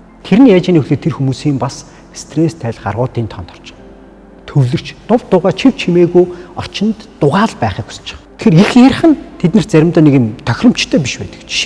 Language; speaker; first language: Mongolian; native; Mongolian